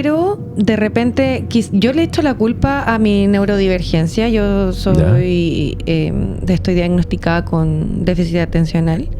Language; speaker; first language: Spanish; native; Spanish